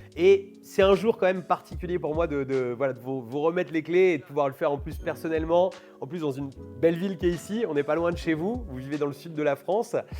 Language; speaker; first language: French; native; French